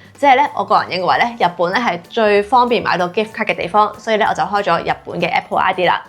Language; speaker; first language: Cantonese; native; Cantonese